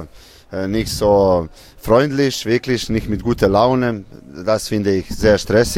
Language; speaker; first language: German; non-native, fluent; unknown